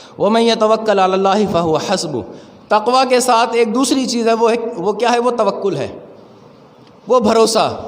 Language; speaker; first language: Urdu; non-native, local second language; Sindhi